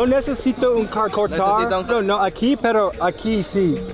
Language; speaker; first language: Spanish; non-native, learner; English